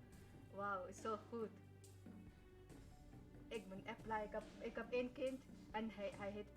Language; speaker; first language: Dutch; early bilingual, other home language; Persian